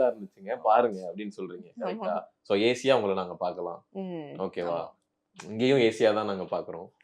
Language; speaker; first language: Tamil; native; Tamil